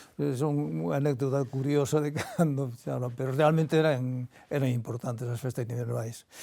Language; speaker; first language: Galician; native; Galician